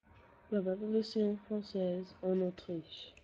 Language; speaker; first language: French; non-native, learner; English